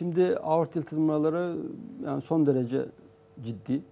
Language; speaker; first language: Turkish; native; Turkish